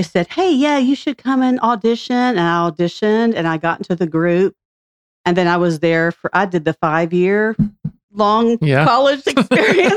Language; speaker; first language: English; native; English